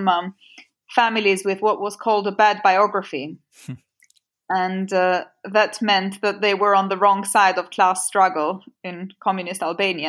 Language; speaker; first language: English; non-native, fluent; French